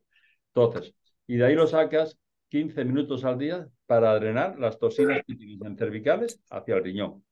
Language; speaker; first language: Spanish; native; Spanish